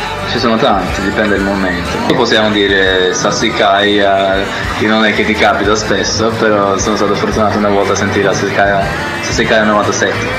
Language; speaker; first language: Italian; non-native, fluent; Norwegian